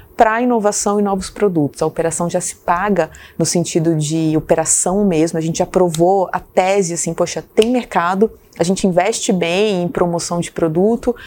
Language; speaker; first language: Portuguese; native; Portuguese